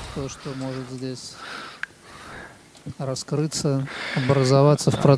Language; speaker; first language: Russian; native; Russian